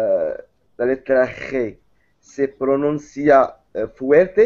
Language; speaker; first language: Spanish; non-native, learner; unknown